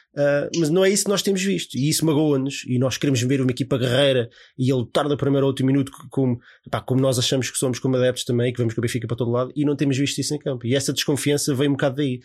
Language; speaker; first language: Portuguese; native; Portuguese